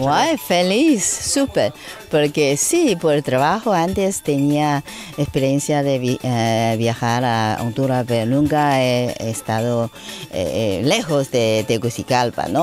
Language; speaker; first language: Spanish; non-native, fluent; Chinese